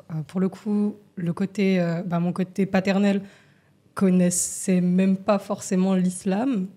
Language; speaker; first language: French; native; French